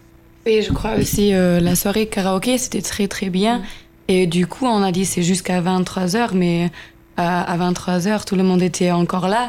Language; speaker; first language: French; non-native, fluent; German